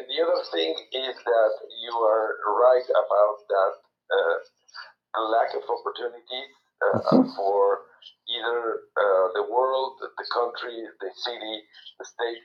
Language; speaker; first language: English; non-native, fluent; Spanish